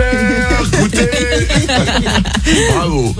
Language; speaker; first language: French; native; French